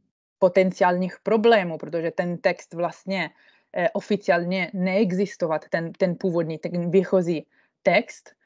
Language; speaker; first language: Czech; non-native, fluent; Italian